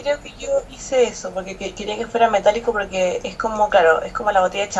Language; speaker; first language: Spanish; native; Spanish